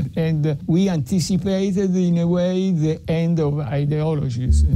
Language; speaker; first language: English; non-native, fluent; Italian